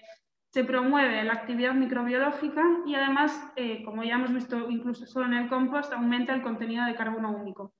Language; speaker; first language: Spanish; native; Spanish